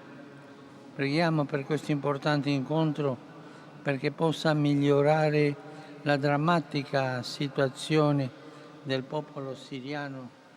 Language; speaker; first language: Italian; non-native, fluent; Spanish